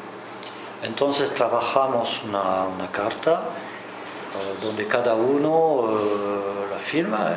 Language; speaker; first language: Spanish; non-native, fluent; French